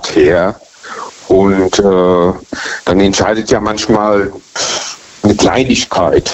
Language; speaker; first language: German; native; German